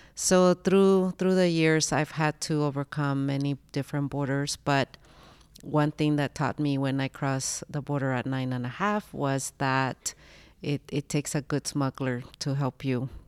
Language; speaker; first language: English; early bilingual, other home language; Spanish